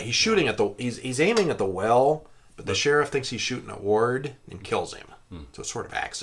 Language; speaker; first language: English; native; English